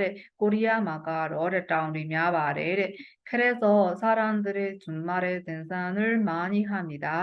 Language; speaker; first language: Korean; non-native, fluent; Burmese